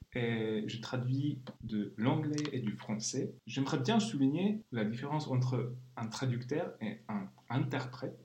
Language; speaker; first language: French; non-native, fluent; Czech